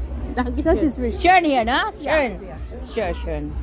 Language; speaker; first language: German; non-native, learner; Filipino